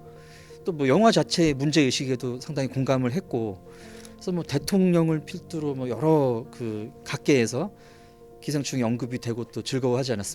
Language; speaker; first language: Korean; native; Korean